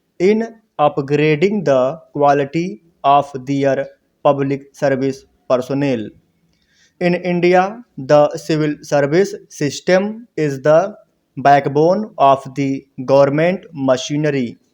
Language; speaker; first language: English; non-native, local second language; Hindi